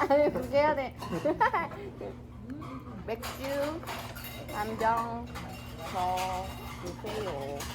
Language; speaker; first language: Korean; non-native, learner; English